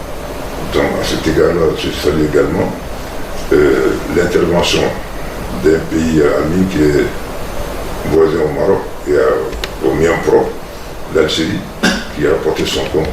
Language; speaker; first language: French; non-native, local second language; Bambara